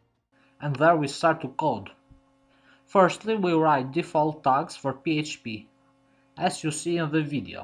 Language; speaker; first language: English; non-native, fluent; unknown